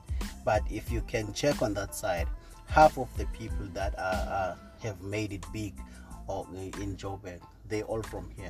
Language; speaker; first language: English; non-native, local second language; Xhosa